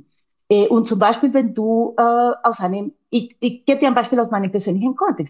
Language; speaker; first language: German; non-native, fluent; Spanish